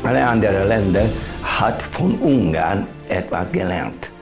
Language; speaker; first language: German; non-native, learner; Hungarian